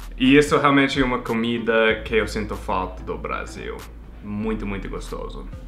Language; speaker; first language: Portuguese; non-native, fluent; English